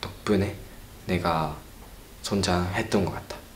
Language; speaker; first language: Korean; non-native, learner; Japanese